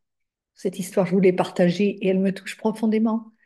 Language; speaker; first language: French; native; French